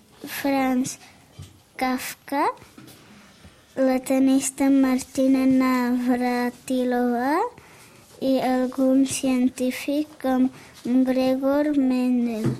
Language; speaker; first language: Catalan; early bilingual, other home language; Czech